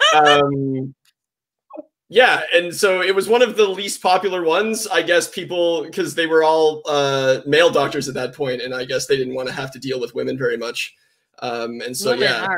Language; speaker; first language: English; native; English